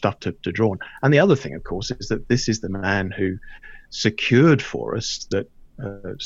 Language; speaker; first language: English; native; English